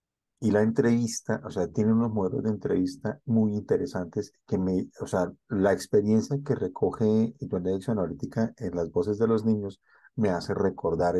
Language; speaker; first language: Spanish; native; Spanish